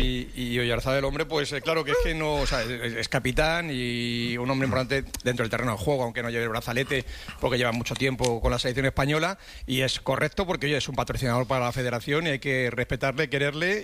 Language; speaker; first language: Spanish; native; Spanish